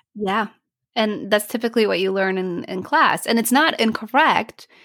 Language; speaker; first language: English; non-native, fluent; Polish